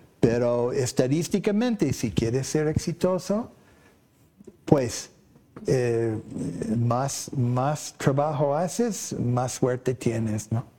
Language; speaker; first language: Spanish; non-native, fluent; English